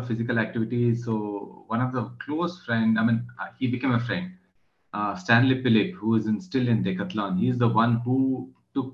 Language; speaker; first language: English; non-native, local second language; Kannada